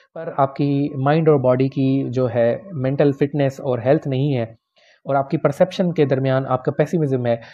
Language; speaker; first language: Urdu; non-native, local second language; Punjabi